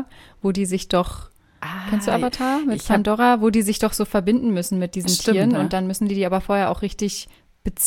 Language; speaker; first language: German; native; German